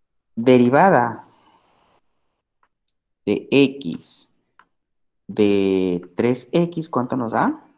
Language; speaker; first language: Spanish; native; Spanish